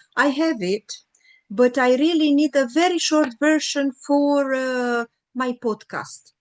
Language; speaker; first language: English; non-native, learner; Romanian